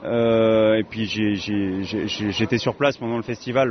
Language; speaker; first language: French; native; French